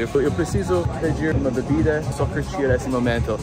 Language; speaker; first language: Portuguese; non-native, fluent; English